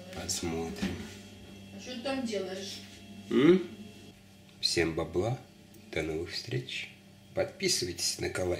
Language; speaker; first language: Russian; native; Russian